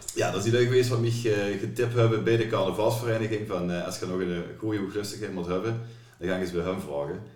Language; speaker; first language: Dutch; native; Dutch